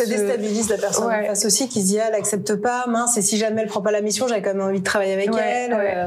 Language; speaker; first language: French; native; French